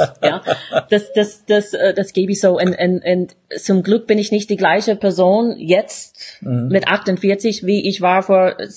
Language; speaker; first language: German; non-native, fluent; English